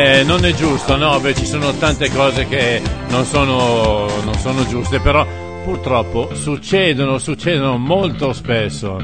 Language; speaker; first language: Italian; native; Italian